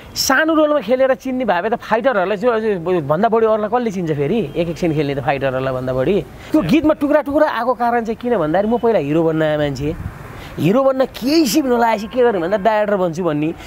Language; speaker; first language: Nepali; native; Nepali